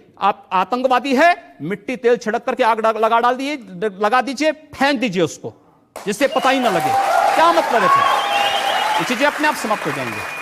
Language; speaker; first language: Hindi; native; Hindi